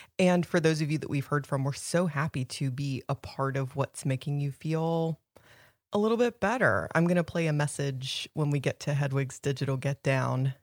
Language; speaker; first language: English; native; English